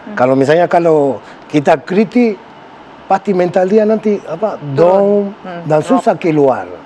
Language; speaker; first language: Indonesian; non-native, fluent; Spanish